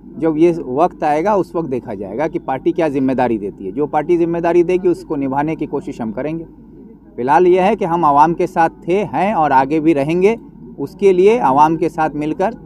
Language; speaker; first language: Hindi; non-native, local second language; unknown